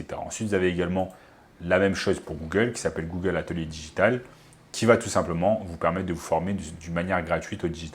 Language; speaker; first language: French; native; French